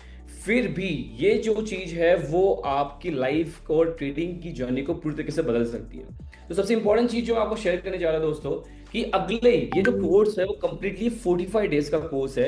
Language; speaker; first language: Hindi; native; Hindi